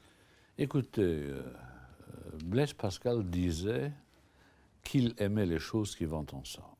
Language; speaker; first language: French; non-native, local second language; Luxembourgish